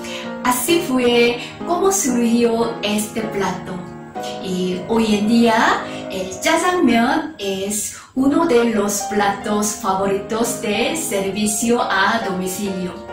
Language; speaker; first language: Spanish; non-native, fluent; Korean